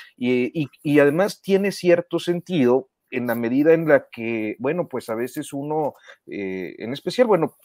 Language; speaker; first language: Spanish; native; Spanish